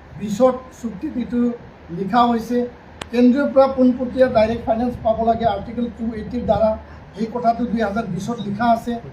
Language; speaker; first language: Assamese; non-native, local second language; Bodo